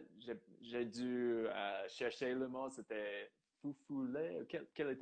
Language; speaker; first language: French; non-native, fluent; English